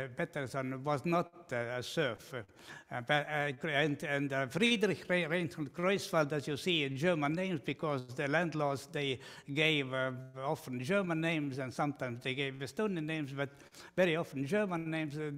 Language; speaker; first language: English; non-native, fluent; Estonian